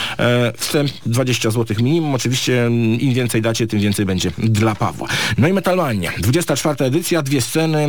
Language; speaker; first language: Polish; native; Polish